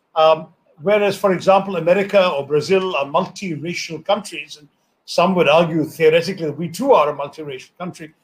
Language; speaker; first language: English; non-native, local second language; Malayalam